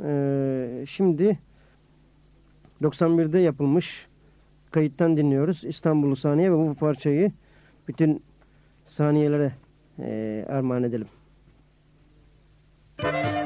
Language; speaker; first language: Turkish; native; Turkish